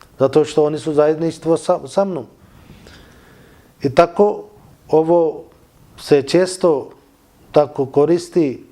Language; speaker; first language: Bosnian; non-native, learner; Urdu